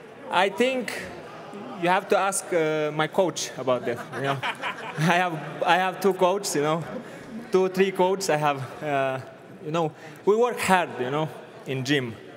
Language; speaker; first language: English; non-native, learner; Russian